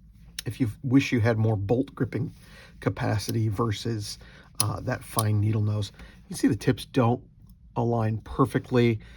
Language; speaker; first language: English; native; English